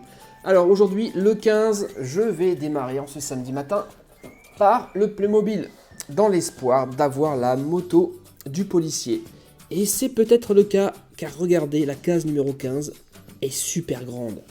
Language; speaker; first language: French; native; French